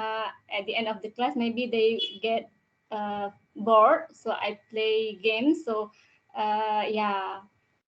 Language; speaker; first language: English; non-native, learner; Indonesian